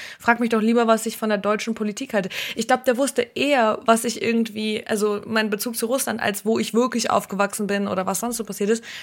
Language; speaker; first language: German; early bilingual, other home language; Russian